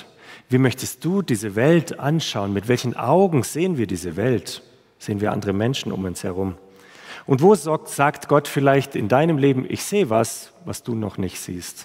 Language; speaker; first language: German; native; German